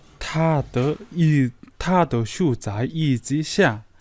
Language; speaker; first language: Chinese; non-native, learner; Mongolian